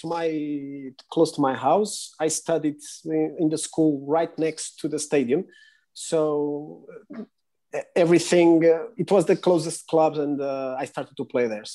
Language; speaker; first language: English; non-native, fluent; Portuguese